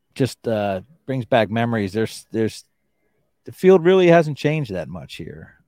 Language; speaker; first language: English; native; English